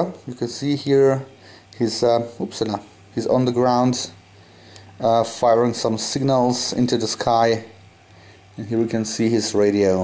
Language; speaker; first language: English; non-native, fluent; German